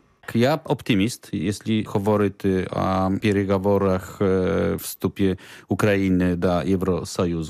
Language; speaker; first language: Ukrainian; non-native, learner; Polish